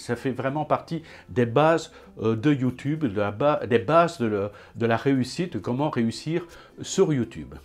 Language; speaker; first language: French; native; French